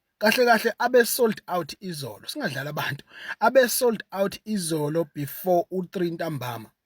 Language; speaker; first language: Zulu; native; Zulu